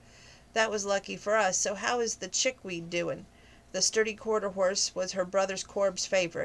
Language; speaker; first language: English; native; English